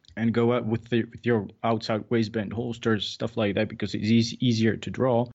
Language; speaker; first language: English; non-native, fluent; Czech